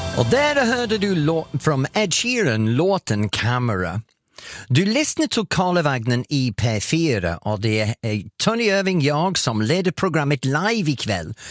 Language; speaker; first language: Swedish; non-native, fluent; English